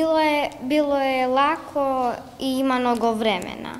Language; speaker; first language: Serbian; non-native, local second language; Romanian